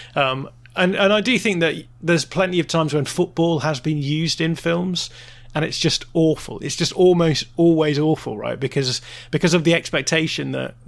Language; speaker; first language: English; native; English